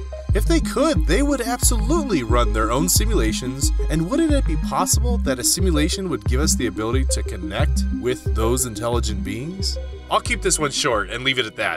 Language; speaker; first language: English; native; English